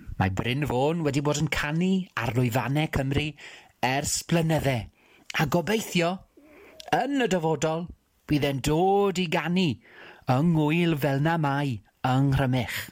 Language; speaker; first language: Welsh; non-native, fluent; English